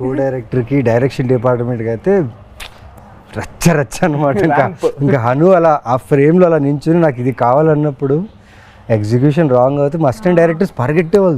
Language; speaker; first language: Telugu; native; Telugu